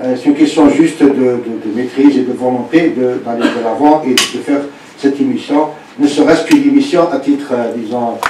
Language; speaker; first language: French; non-native, local second language; Arabic